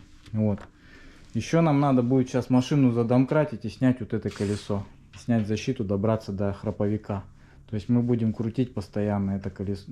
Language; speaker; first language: Russian; native; Russian